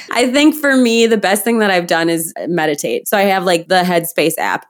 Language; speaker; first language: English; native; English